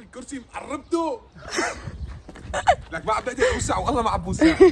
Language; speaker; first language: Arabic; native; Arabic